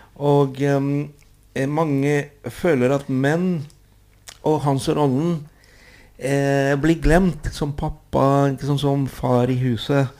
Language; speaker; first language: Norwegian; non-native, fluent; Spanish